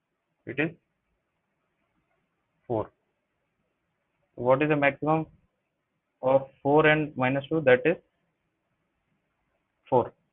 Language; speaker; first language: English; non-native, local second language; Hindi